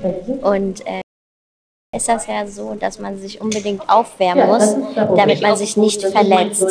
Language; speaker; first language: German; native; German